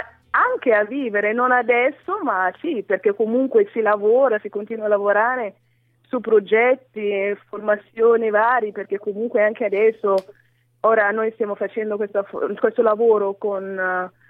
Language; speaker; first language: Italian; non-native, fluent; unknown